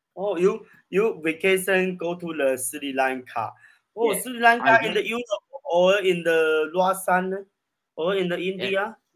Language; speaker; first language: English; non-native, learner; Chinese